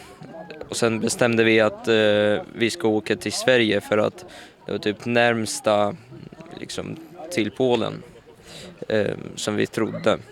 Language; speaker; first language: Swedish; early bilingual, other home language; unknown